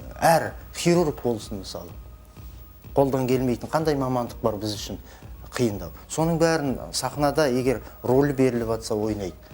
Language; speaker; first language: Kazakh; native; Kazakh